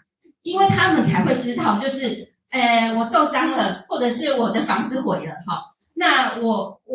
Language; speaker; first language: Chinese; native; Chinese